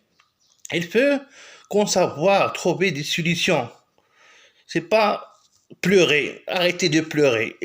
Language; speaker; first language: French; non-native, local second language; Arabic